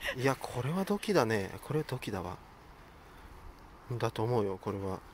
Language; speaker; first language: Japanese; native; Japanese